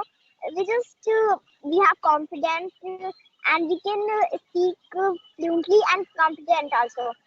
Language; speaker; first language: English; non-native, learner; Hindi